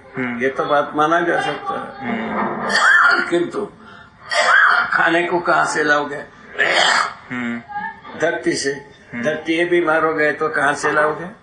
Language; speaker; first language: Hindi; non-native, local second language; Kannada